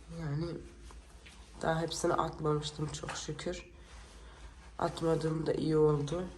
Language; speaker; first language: Turkish; early bilingual, heritage; Turkish